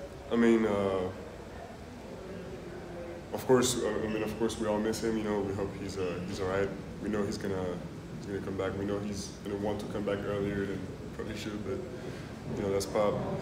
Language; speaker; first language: English; non-native, fluent; French